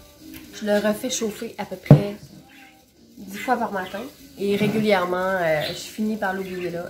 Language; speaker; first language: French; native; French